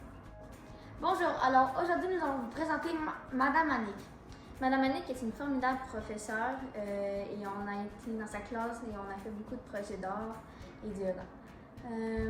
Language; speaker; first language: French; native; French